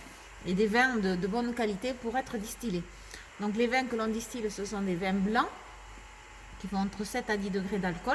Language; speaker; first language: French; native; French